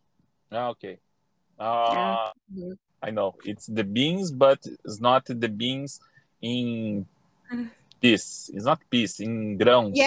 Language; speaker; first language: English; non-native, learner; Portuguese